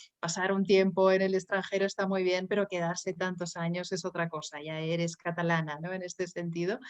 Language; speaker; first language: Spanish; native; Spanish